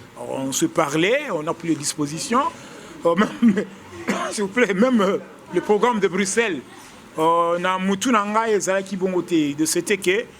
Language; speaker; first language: French; non-native, local second language; Lingala